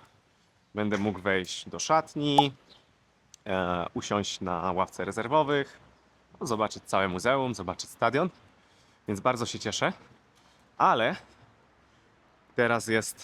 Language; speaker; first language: Polish; native; Polish